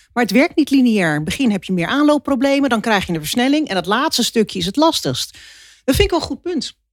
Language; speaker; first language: Dutch; native; Dutch